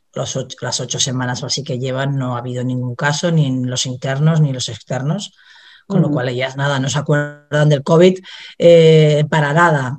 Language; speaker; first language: Spanish; native; Spanish